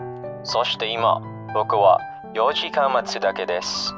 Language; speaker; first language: Japanese; non-native, learner; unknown